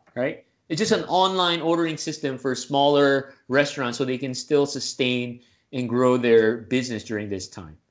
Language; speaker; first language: English; non-native, local second language; Filipino